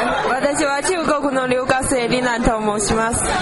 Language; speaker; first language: Japanese; non-native, learner; Chinese